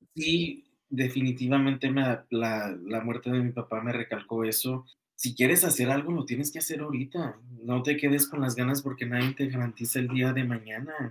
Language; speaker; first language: Spanish; early bilingual, other home language; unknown